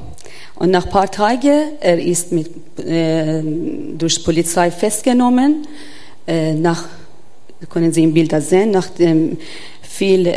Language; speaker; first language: German; non-native, learner; Persian